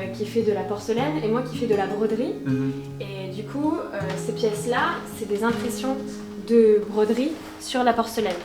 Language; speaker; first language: French; native; French